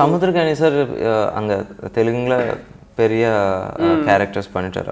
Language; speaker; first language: Tamil; non-native, local second language; Telugu